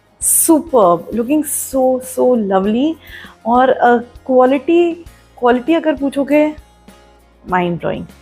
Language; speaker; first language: Hindi; non-native, local second language; Marathi